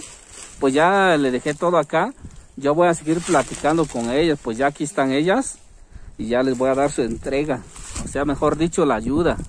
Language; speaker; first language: Spanish; native; Spanish